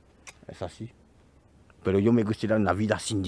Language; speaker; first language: Spanish; non-native, learner; French